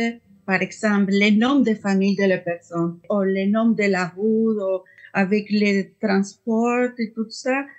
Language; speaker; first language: French; non-native, fluent; Spanish